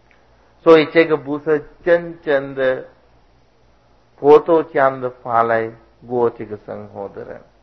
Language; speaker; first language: Chinese; non-native, fluent; Sinhala